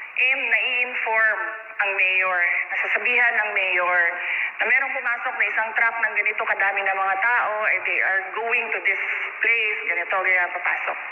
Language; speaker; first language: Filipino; non-native, local second language; Cebuano